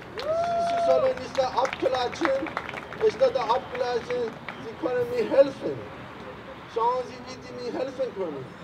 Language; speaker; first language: German; non-native, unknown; Persian